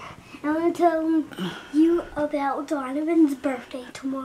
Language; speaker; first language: English; native; English